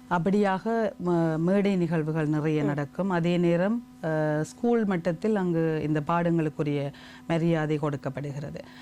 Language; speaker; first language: Tamil; native; Tamil